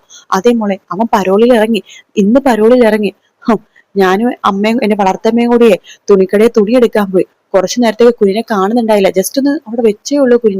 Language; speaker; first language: Malayalam; native; Malayalam